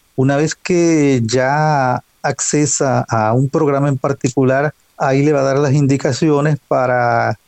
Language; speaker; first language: Spanish; native; Spanish